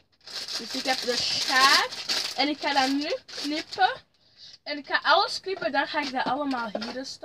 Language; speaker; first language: Dutch; early bilingual, other home language; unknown